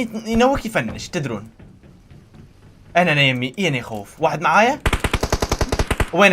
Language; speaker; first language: Arabic; native; Arabic